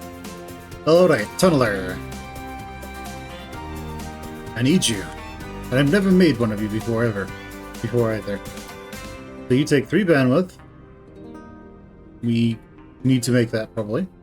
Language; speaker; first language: English; native; English